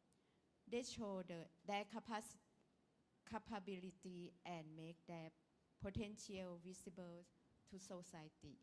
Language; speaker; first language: English; non-native, learner; Thai